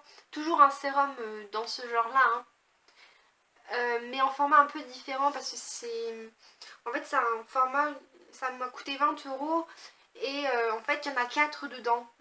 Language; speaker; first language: French; native; French